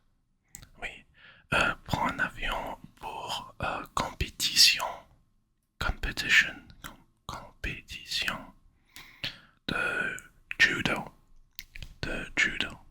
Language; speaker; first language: French; non-native, learner; English